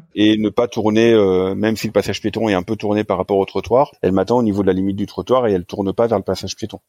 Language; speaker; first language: French; native; French